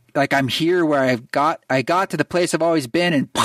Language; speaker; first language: English; native; English